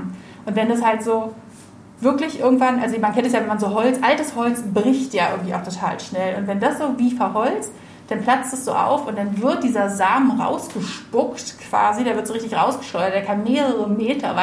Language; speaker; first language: German; native; German